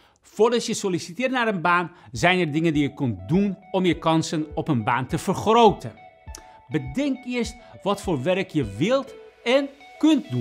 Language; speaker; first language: Dutch; non-native, fluent; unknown